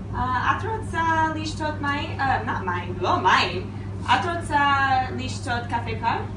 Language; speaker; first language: Hebrew; non-native, learner; English